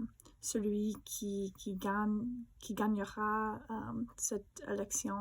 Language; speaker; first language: French; non-native, learner; English